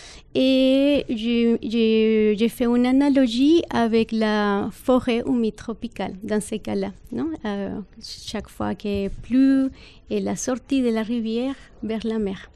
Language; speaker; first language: French; non-native, fluent; Spanish